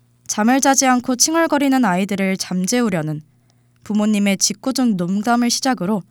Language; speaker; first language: Korean; native; Korean